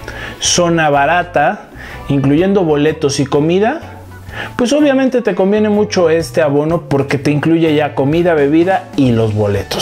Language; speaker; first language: Spanish; native; Spanish